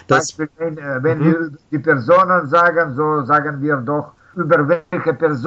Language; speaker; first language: German; non-native, learner; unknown